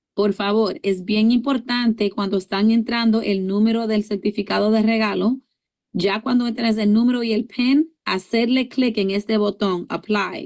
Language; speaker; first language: Spanish; early bilingual, heritage; English